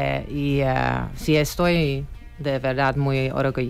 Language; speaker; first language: Spanish; non-native, fluent; Dutch